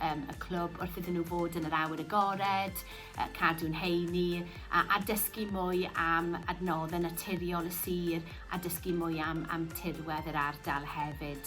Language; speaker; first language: Welsh; native; Welsh